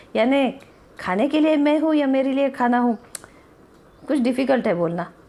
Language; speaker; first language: Hindi; non-native, local second language; Marathi